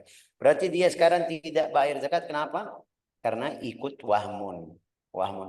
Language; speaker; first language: Indonesian; non-native, fluent; Arabic